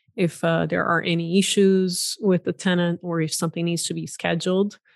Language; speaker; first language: English; non-native, fluent; Portuguese